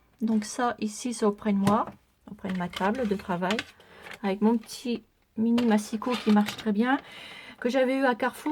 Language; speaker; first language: French; native; French